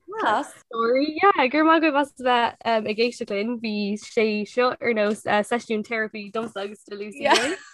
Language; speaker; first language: Irish; non-native, local second language; English